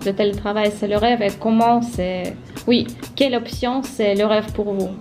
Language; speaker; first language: French; non-native, learner; Russian